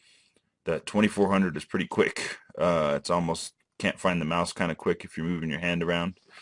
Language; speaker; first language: English; native; English